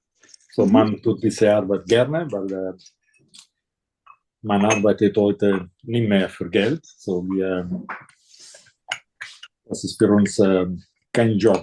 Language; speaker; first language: German; non-native, fluent; Italian